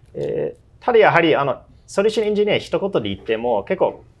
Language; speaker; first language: Japanese; non-native, fluent; English